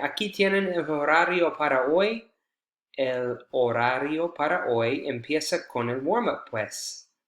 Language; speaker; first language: Spanish; non-native, fluent; English